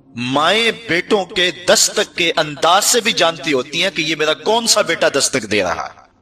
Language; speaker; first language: Urdu; non-native, local second language; Punjabi